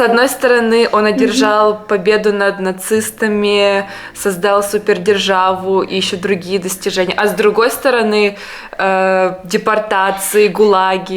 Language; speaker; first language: Russian; native; Russian